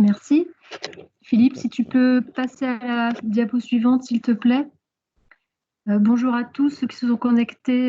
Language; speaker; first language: French; native; French